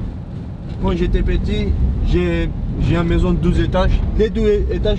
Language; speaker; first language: French; non-native, learner; Georgian